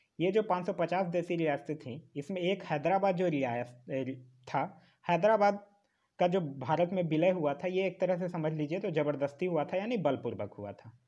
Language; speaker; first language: Hindi; native; Hindi